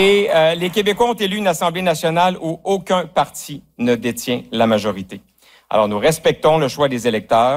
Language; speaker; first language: French; native; French